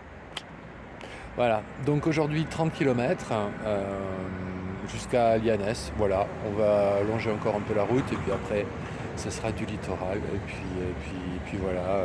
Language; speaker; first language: French; native; French